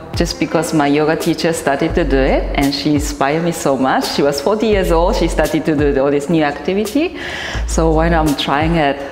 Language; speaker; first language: English; non-native, fluent; Japanese